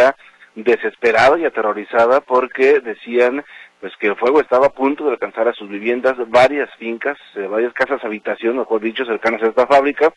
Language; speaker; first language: Spanish; native; Spanish